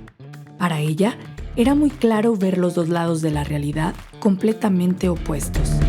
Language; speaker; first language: Spanish; native; Spanish